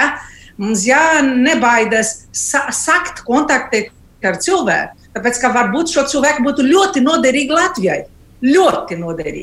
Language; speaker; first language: Latvian; non-native, learner; Portuguese